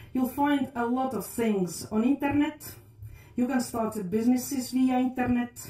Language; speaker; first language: English; non-native, fluent; Estonian